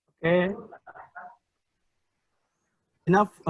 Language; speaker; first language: English; non-native, learner; Indonesian